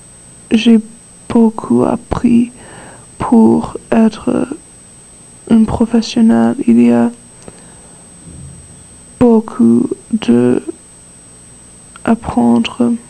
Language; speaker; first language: French; non-native, learner; English